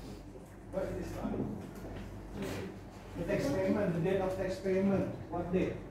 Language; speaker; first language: English; non-native, fluent; Indonesian